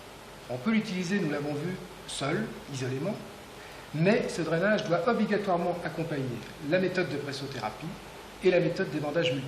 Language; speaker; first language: French; native; French